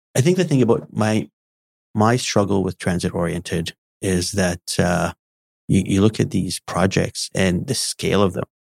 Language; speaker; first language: English; early bilingual, other home language; Arabic